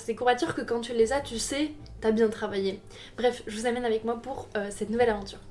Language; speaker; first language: French; native; French